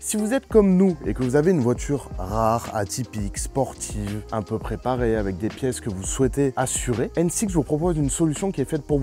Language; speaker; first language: French; native; French